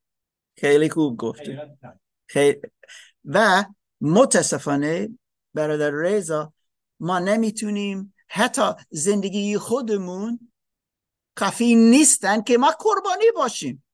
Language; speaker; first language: Persian; non-native, fluent; English